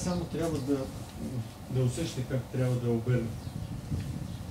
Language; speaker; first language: Bulgarian; non-native, learner; Russian